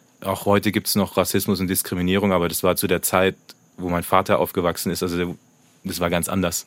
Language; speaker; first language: German; native; German